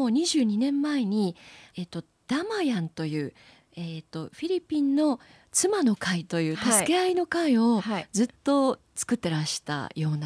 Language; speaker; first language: Japanese; native; Japanese